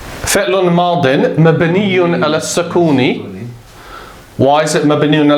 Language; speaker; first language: Arabic; non-native, fluent; English